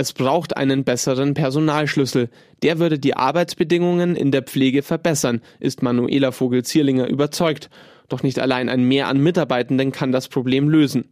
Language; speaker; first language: German; native; German